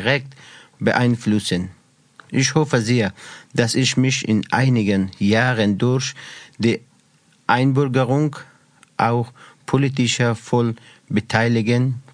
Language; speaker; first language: German; non-native, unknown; Persian